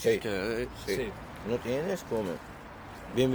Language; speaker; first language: Spanish; non-native, learner; Arabic